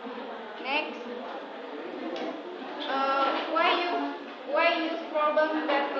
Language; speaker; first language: English; non-native, learner; Indonesian